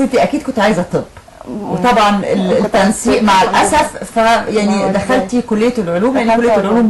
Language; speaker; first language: Arabic; native; Arabic